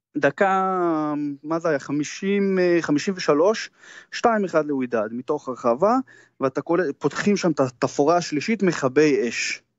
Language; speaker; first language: Hebrew; native; Hebrew